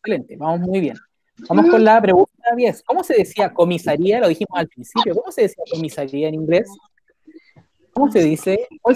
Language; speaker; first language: Spanish; native; Spanish